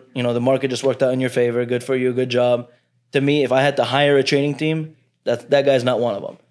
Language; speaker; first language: English; early bilingual, other home language; Arabic